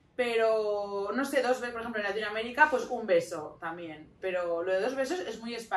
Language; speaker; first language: Spanish; native; Spanish